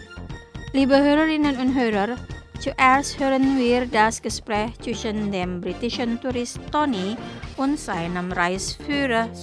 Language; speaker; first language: German; non-native, fluent; Indonesian